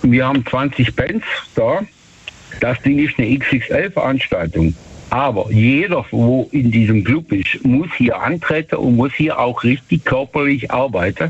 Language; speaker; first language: German; native; German